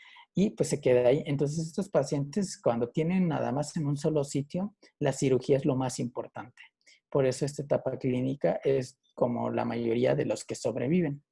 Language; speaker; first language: Spanish; native; Spanish